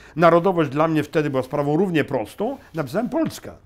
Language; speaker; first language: Polish; native; Polish